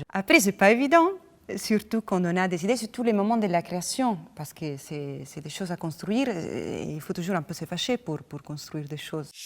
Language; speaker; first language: French; non-native, fluent; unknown